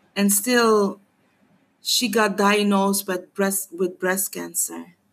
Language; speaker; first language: English; non-native, fluent; Papiamento